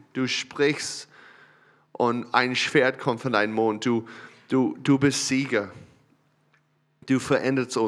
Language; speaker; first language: German; non-native, learner; English